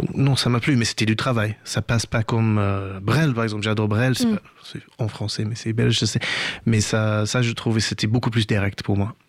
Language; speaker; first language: French; non-native, fluent; English